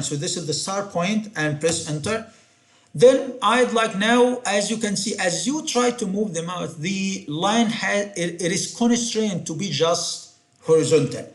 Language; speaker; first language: English; non-native, fluent; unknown